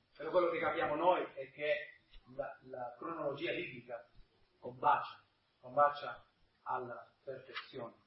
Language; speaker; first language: Italian; non-native, fluent; English